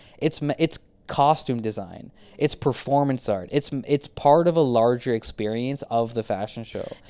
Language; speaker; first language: English; early bilingual, other home language; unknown